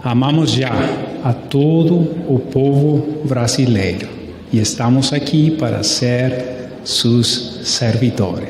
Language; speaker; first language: Portuguese; non-native, learner; Spanish